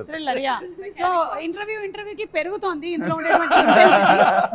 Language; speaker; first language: Telugu; native; Telugu